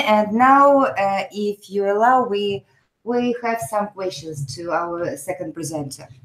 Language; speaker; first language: English; non-native, fluent; Uzbek